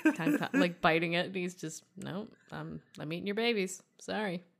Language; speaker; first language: English; native; English